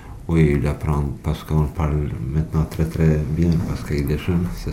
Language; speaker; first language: French; non-native, learner; Albanian